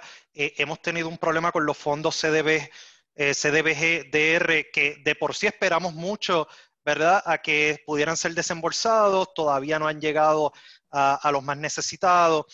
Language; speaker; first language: Spanish; native; Spanish